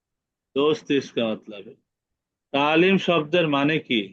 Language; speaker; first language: Hindi; non-native, fluent; Bangla